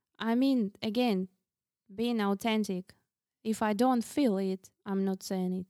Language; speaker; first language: English; non-native, fluent; Russian